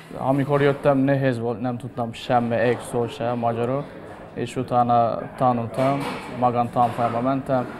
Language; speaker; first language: Hungarian; non-native, learner; Turkish